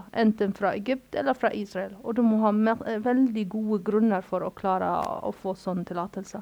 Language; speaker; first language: Norwegian; non-native, fluent; Arabic